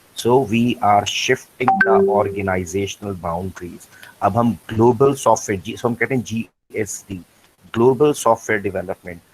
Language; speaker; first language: English; non-native, local second language; Urdu